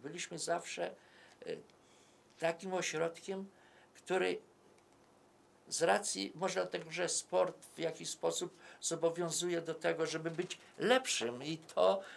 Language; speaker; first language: Polish; native; Polish